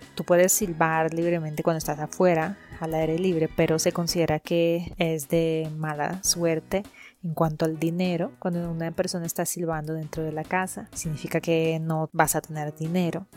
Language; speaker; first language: Spanish; non-native, fluent; Russian